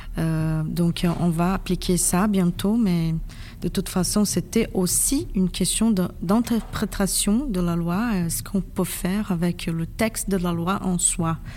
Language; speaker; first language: French; non-native, fluent; Portuguese